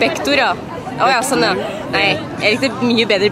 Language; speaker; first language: Norwegian; native; Norwegian